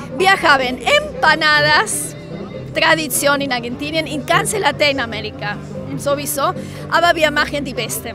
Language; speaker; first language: German; non-native, fluent; Spanish